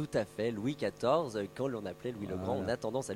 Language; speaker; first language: French; native; French